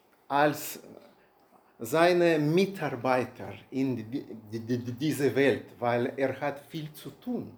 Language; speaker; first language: German; non-native, learner; Russian